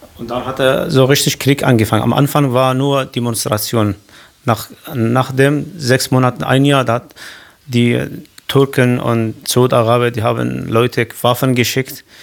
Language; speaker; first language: German; non-native, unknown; Kurdish